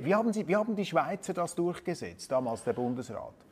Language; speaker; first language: German; native; German